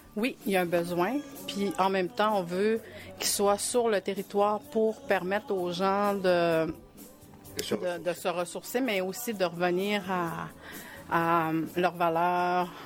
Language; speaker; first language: French; native; French